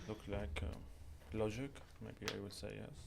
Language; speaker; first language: English; non-native, learner; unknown